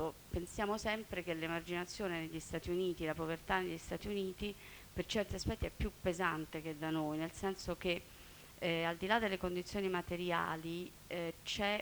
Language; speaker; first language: Italian; native; Italian